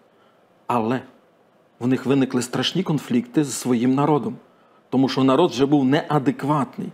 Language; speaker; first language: Ukrainian; native; Ukrainian